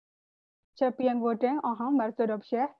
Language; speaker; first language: Polish; non-native, learner; Indonesian